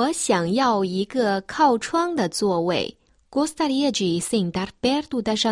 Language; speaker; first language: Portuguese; non-native, fluent; Chinese